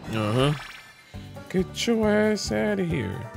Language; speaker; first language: English; native; English